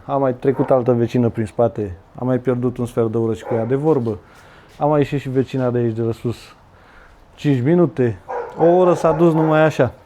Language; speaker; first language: Romanian; native; Romanian